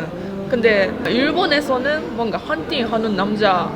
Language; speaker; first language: Korean; non-native, fluent; Japanese